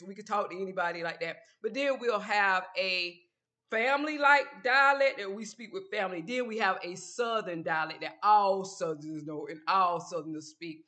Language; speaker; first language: English; native; English